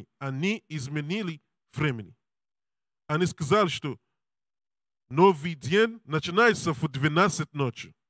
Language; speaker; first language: Russian; non-native, learner; English